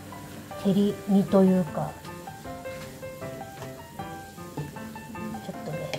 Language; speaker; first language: Japanese; native; Japanese